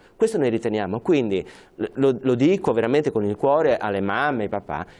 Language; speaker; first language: Italian; native; Italian